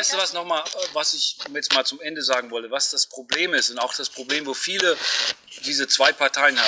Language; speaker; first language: German; native; German